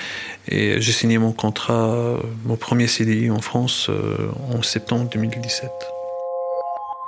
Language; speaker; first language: French; non-native, fluent; Arabic